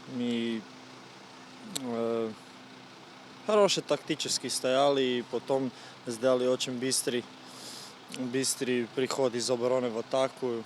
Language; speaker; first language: Russian; non-native, learner; Croatian